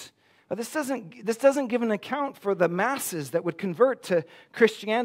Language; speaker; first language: English; native; English